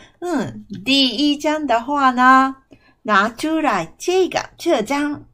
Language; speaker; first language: Chinese; non-native, fluent; Japanese